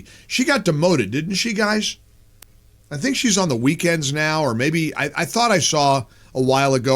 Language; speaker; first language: English; native; English